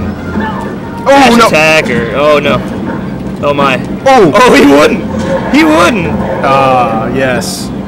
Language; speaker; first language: English; native; English